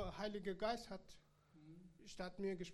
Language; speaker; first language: German; non-native, learner; Persian